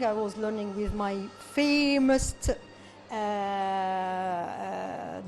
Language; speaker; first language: English; non-native, learner; Arabic